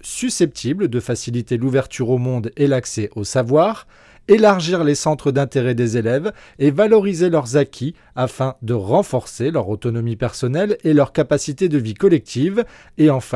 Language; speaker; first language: French; native; French